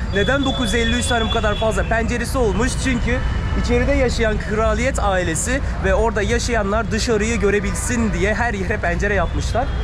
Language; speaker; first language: Turkish; native; Turkish